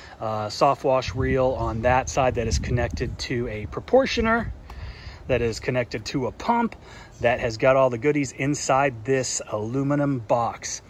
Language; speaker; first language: English; native; English